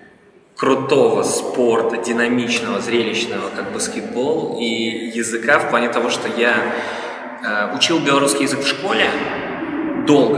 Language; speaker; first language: Russian; native; Russian